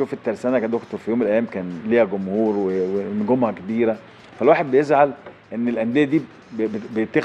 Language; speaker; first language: Arabic; native; Arabic